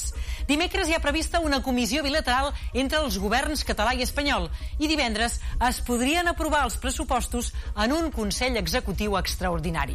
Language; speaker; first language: Catalan; native; Catalan